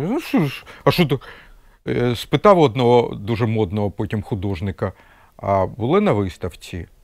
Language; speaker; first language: Ukrainian; non-native, local second language; Russian